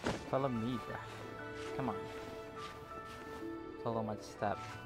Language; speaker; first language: English; non-native, local second language; Malay